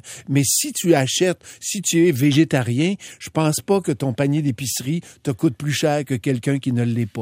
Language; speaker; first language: French; native; French